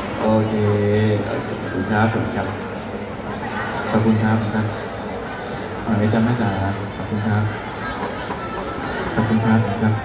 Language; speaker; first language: Thai; native; Thai